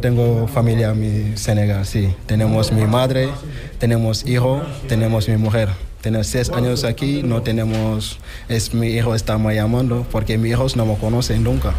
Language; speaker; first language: Spanish; non-native, learner; Wolof